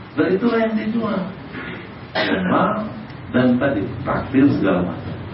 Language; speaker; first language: Indonesian; non-native, local second language; Sundanese